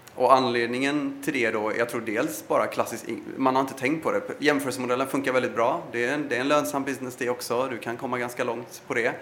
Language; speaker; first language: Swedish; early bilingual, other home language; Persian